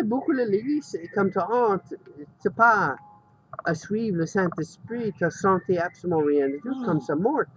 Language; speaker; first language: French; non-native, learner; English